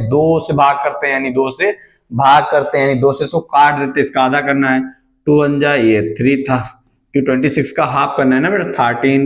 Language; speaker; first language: Hindi; native; Hindi